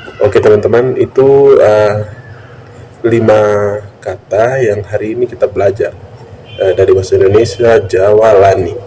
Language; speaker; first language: Indonesian; non-native, local second language; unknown